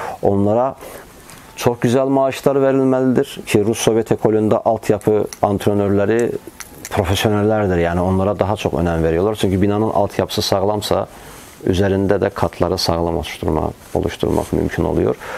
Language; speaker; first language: Turkish; non-native, fluent; Azerbaijani